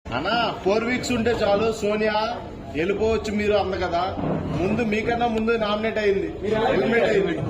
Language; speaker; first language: Telugu; native; Telugu